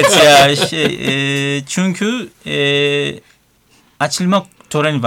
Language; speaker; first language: Turkish; non-native, learner; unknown